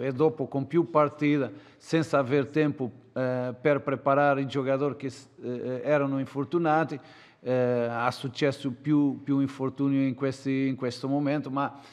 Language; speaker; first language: Italian; non-native, learner; Portuguese